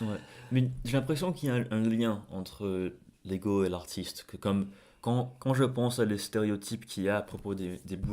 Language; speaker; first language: French; non-native, fluent; English